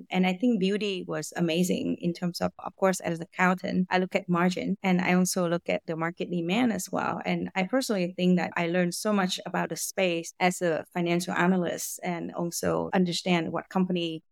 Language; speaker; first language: English; non-native, fluent; Vietnamese